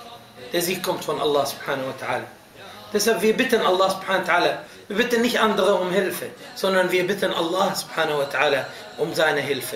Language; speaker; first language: German; non-native, fluent; Arabic